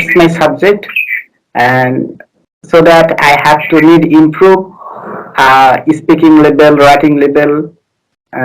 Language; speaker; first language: English; non-native, learner; Bangla